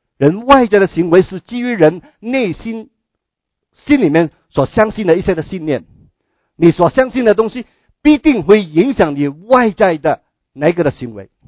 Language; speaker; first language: Chinese; non-native, local second language; Cantonese